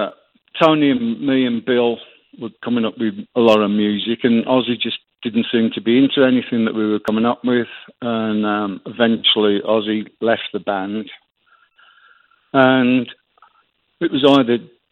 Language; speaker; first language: English; native; English